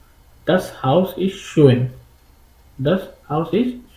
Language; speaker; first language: German; non-native, learner; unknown